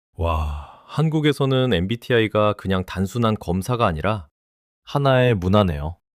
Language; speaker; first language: Korean; non-native, fluent; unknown